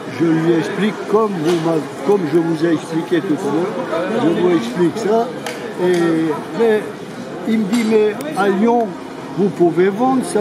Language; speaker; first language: French; native; French